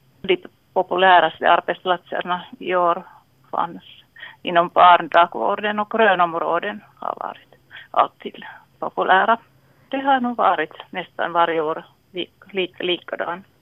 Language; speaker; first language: Swedish; non-native, local second language; Finnish